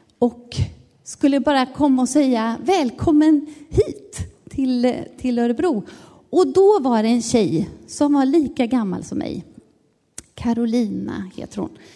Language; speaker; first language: Swedish; native; Swedish